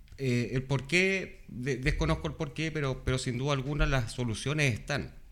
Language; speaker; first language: Spanish; native; Spanish